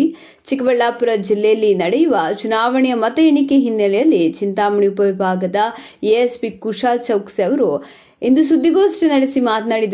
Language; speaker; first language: Kannada; native; Kannada